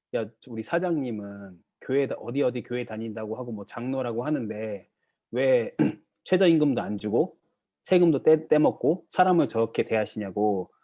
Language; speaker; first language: Korean; native; Korean